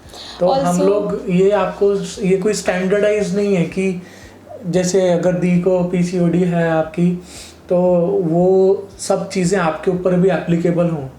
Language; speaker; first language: Hindi; native; Hindi